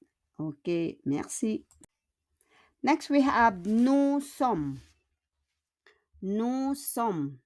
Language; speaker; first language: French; non-native, fluent; Filipino